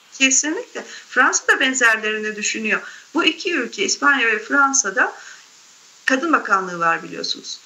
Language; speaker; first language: Turkish; native; Turkish